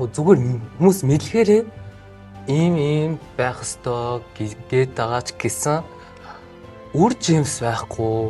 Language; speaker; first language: Mongolian; early bilingual, heritage; Mongolian